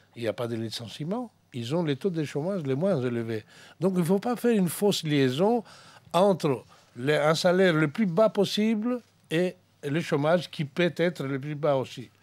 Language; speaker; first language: French; non-native, fluent; Greek